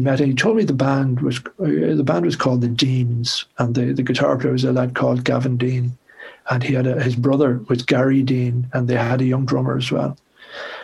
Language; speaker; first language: English; native; English